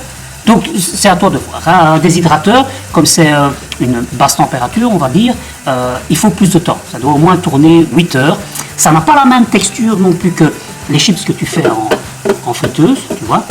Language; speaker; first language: French; native; French